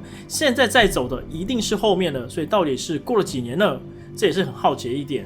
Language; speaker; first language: Chinese; native; Chinese